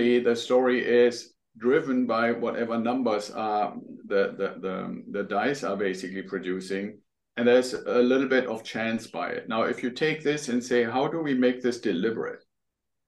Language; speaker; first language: English; non-native, fluent; German